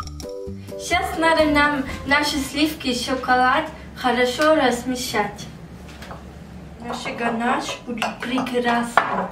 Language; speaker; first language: Russian; early bilingual, heritage; German